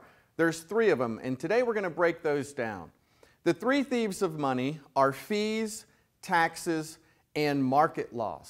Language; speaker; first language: English; native; English